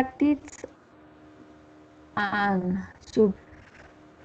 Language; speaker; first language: English; non-native, learner; Spanish